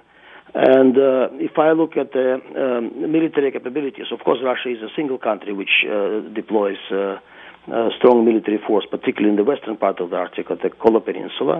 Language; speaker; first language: English; non-native, fluent; Russian